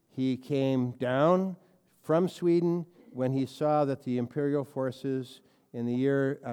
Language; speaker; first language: English; native; English